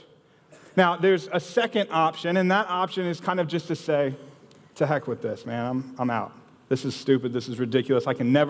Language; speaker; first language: English; native; English